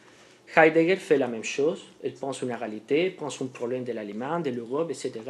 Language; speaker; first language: French; non-native, fluent; Spanish